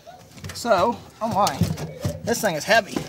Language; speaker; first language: English; native; English